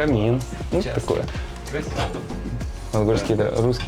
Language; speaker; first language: Russian; native; Russian